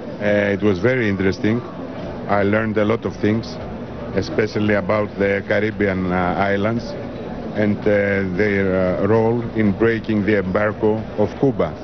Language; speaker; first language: English; non-native, fluent; Greek